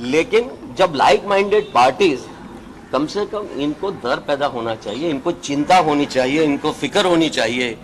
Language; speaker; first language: Hindi; non-native, local second language; Gujarati